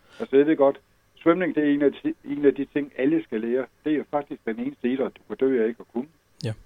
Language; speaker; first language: Danish; native; Danish